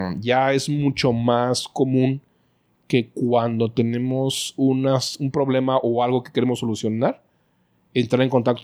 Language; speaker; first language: Spanish; native; Spanish